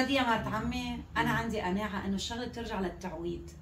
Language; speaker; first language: Arabic; native; Arabic